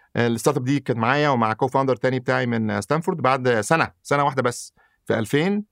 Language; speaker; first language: Arabic; native; Arabic